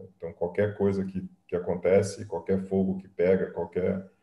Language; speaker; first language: Portuguese; native; Portuguese